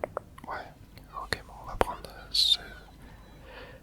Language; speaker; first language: French; native; French